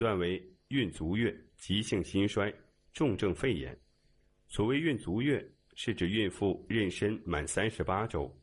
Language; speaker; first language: Chinese; native; Chinese